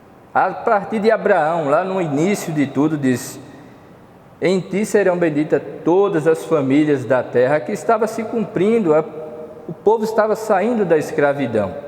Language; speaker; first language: Portuguese; native; Portuguese